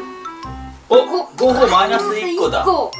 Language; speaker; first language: Japanese; native; Japanese